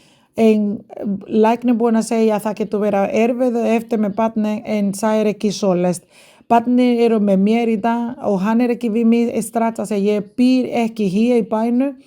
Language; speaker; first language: Icelandic; non-native, learner; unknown